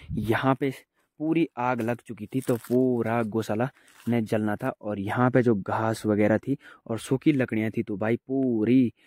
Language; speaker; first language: Hindi; non-native, local second language; Garhwali